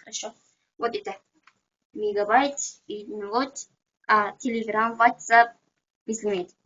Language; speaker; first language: Russian; non-native, local second language; Uzbek